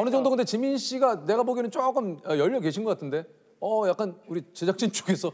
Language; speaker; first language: Korean; native; Korean